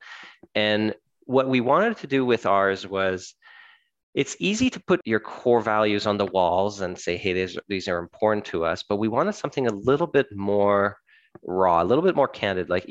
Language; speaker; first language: English; early bilingual, other home language; French